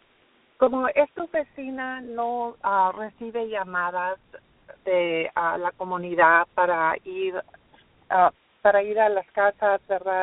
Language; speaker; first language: Spanish; early bilingual, heritage; Spanish